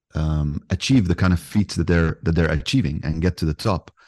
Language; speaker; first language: English; non-native, fluent; Arabic